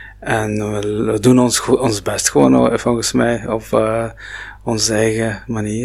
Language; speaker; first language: Dutch; non-native, local second language; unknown